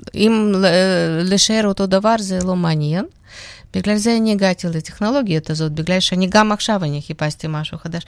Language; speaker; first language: Hebrew; non-native, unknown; Russian